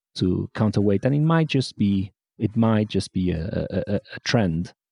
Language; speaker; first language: English; non-native, fluent; Spanish